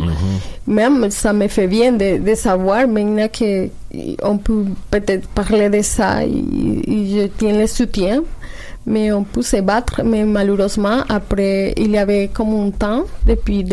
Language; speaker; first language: French; non-native, learner; Spanish